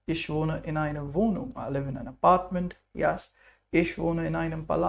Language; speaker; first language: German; non-native, fluent; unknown